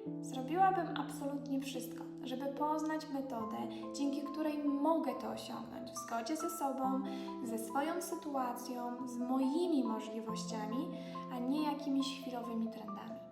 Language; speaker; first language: Polish; native; Polish